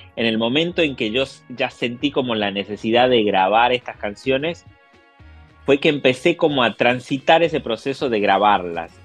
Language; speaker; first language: Spanish; native; Spanish